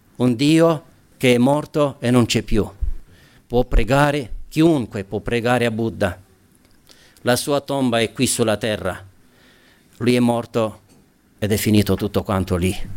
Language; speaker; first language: Italian; non-native, fluent; Romanian